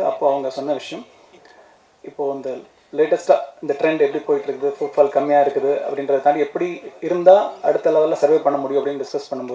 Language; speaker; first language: Tamil; native; Tamil